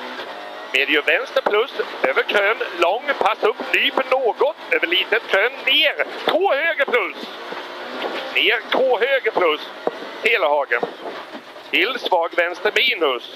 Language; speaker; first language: Swedish; native; Swedish